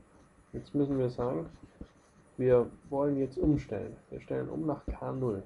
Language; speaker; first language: German; native; German